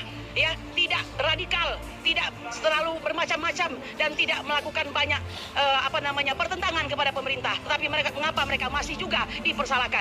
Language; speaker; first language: Indonesian; native; Indonesian